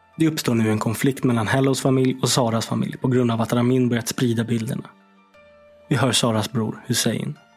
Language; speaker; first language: Swedish; native; Swedish